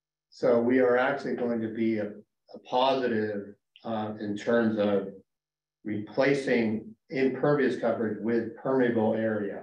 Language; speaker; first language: English; native; English